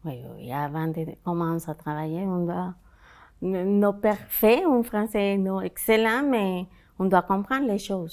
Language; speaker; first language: French; non-native, learner; Spanish